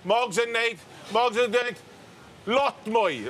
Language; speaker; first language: Welsh; non-native, learner; English